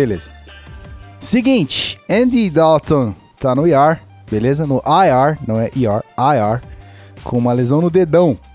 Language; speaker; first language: Portuguese; native; Portuguese